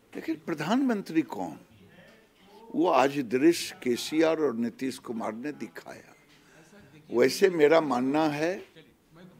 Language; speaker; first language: Hindi; native; Hindi